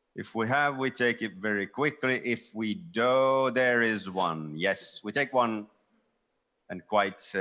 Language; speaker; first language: English; non-native, fluent; Swedish